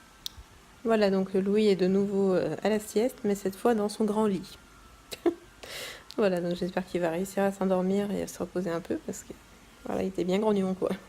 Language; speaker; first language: French; native; French